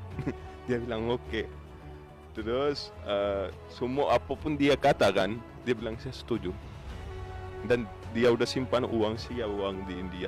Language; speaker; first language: Indonesian; non-native, fluent; Urdu